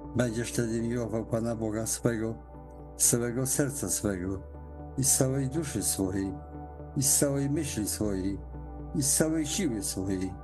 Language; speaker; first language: Polish; native; Polish